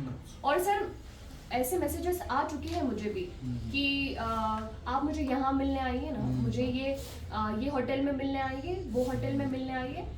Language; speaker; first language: Hindi; native; Hindi